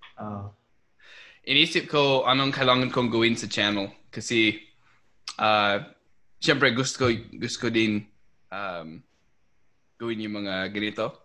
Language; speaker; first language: Filipino; non-native, fluent; English